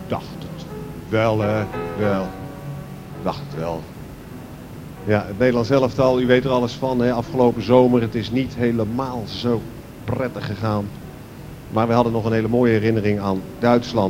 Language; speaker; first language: Dutch; native; Dutch